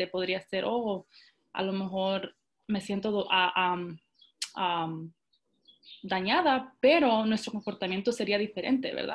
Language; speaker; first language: Spanish; early bilingual, heritage; Spanish